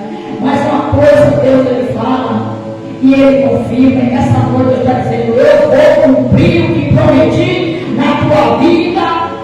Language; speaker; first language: Portuguese; native; Portuguese